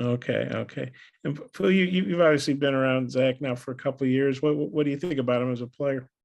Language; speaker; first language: English; native; English